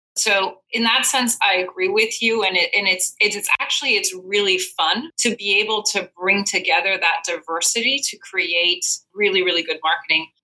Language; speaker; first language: English; non-native, fluent; Dutch